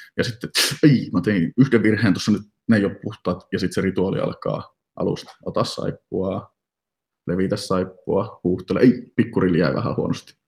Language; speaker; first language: Finnish; native; Finnish